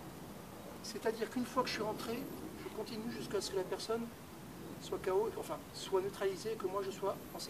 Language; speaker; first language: French; native; French